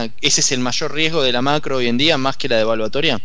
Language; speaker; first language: Spanish; native; Spanish